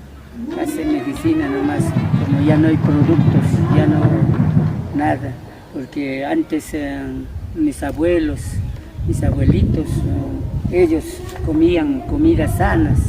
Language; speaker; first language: Spanish; non-native, local second language; Quechua